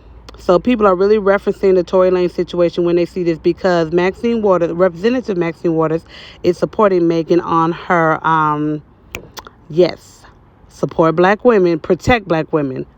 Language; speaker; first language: English; native; English